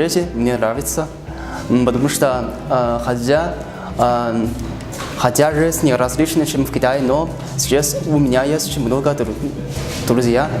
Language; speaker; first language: Russian; non-native, learner; Chinese